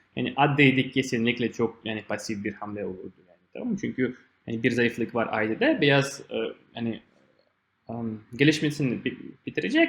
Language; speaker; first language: Turkish; non-native, fluent; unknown